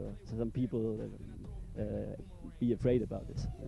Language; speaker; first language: English; non-native, learner; German